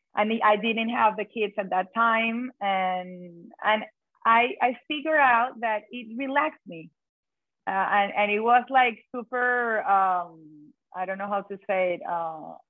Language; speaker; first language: English; non-native, fluent; Spanish